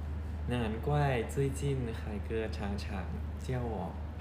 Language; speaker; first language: Chinese; non-native, learner; Thai